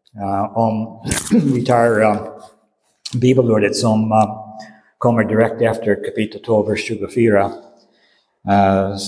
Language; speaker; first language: Swedish; non-native, fluent; English